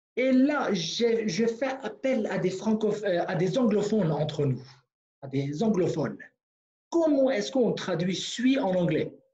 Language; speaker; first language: French; non-native, fluent; Kurdish